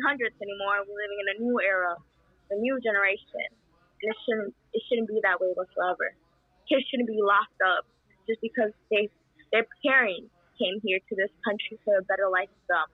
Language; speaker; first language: English; non-native, fluent; Spanish